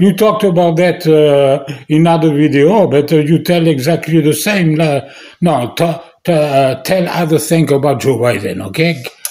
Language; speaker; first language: English; non-native, learner; French